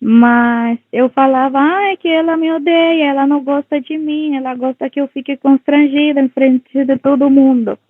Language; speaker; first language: Portuguese; non-native, local second language; Spanish